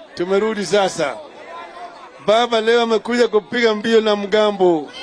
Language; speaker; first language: Swahili; non-native, local second language; Luo (Kenya and Tanzania)